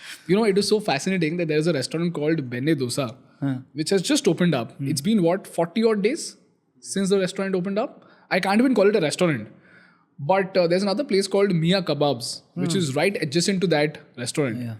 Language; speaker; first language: English; non-native, local second language; Hindi